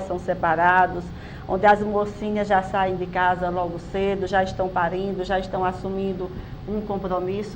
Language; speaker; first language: Portuguese; native; Portuguese